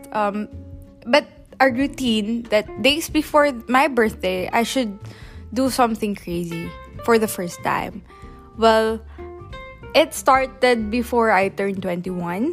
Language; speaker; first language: English; non-native, local second language; Bikol